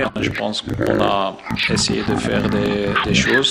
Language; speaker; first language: French; non-native, fluent; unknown